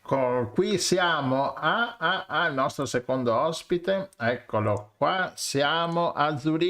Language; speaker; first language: Italian; native; Italian